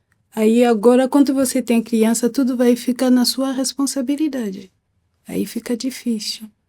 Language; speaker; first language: Portuguese; non-native, fluent; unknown